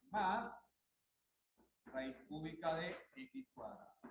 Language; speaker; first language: Spanish; native; Spanish